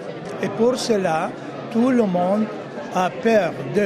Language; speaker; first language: French; non-native, fluent; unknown